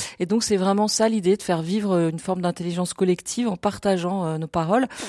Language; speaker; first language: French; native; French